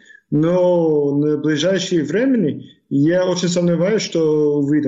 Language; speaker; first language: Russian; non-native, fluent; English